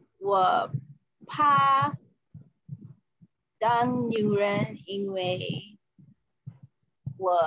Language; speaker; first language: Chinese; non-native, learner; English